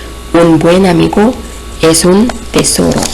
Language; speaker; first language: Spanish; non-native, fluent; Korean